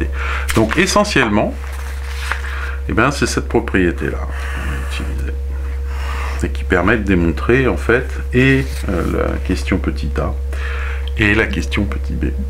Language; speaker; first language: French; native; French